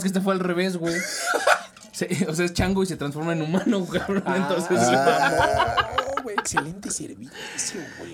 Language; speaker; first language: Spanish; native; Spanish